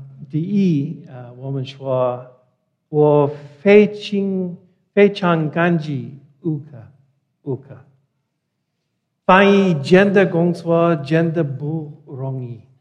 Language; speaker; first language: Chinese; non-native, learner; English